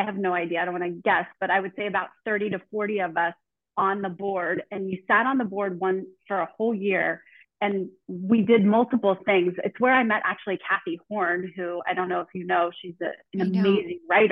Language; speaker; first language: English; native; English